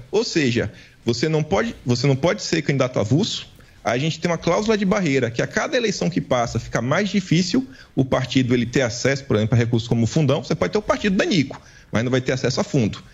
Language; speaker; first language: Portuguese; native; Portuguese